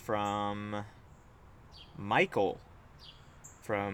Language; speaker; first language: English; native; English